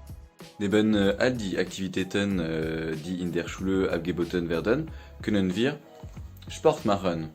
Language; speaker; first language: German; non-native, fluent; French